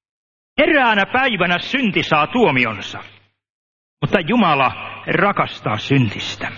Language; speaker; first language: Finnish; native; Finnish